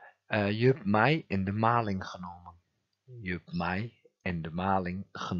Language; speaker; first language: Dutch; non-native, fluent; Turkish